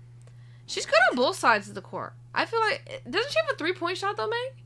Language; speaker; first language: English; native; English